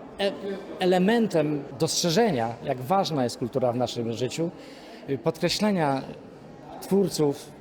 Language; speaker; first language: Polish; native; Polish